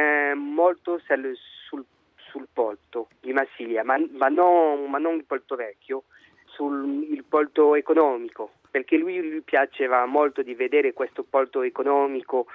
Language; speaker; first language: Italian; non-native, learner; French